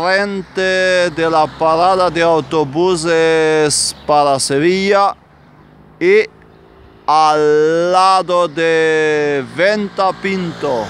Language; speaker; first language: Spanish; non-native, fluent; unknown